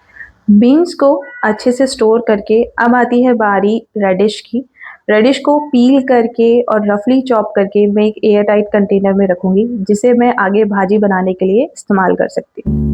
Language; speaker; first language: Hindi; native; Hindi